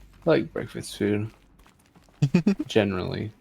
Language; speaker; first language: English; native; English